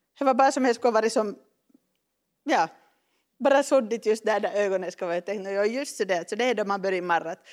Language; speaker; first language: Swedish; native; Swedish